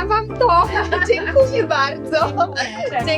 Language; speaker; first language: Polish; non-native, learner; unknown